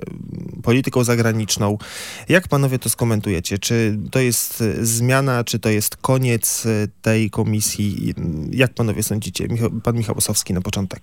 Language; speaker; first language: Polish; native; Polish